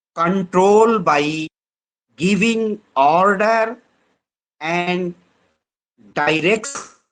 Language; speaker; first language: English; non-native, local second language; Hindi